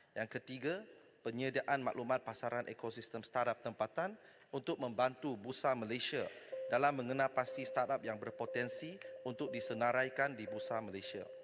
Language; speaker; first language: Malay; non-native, local second language; Chinese